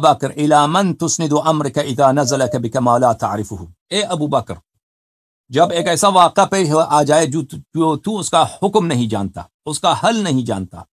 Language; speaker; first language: Urdu; non-native, fluent; Persian